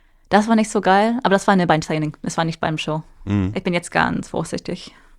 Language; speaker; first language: German; non-native, fluent; English